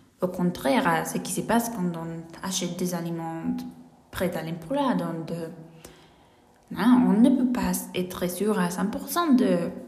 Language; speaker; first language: French; non-native, learner; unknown